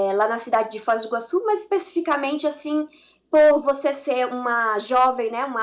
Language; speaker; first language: Portuguese; native; Portuguese